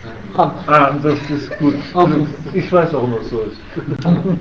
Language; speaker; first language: German; non-native, learner; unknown